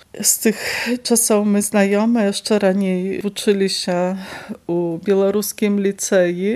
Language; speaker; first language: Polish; non-native, local second language; Belarusian